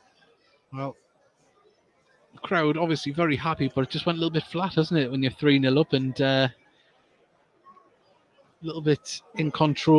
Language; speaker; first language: English; native; English